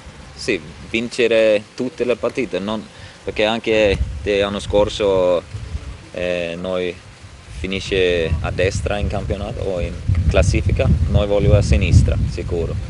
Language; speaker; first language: Italian; non-native, learner; Swedish